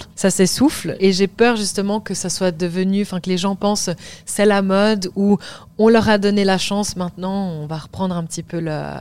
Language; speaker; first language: French; native; French